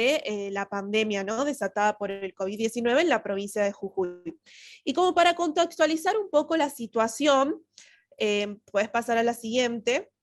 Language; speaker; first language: Spanish; native; Spanish